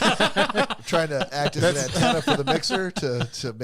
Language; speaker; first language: English; native; English